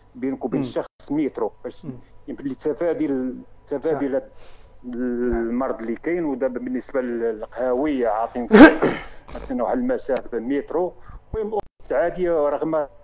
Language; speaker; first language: Arabic; native; Arabic